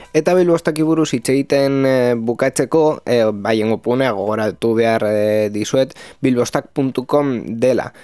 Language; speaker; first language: Basque; non-native, local second language; Spanish